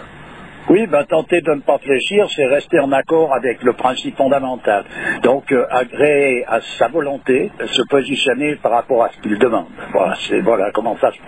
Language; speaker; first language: French; native; French